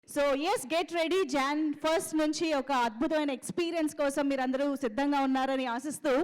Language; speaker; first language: Telugu; native; Telugu